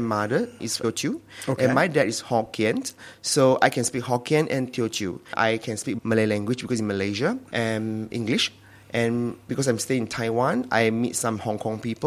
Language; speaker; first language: English; non-native, local second language; Chinese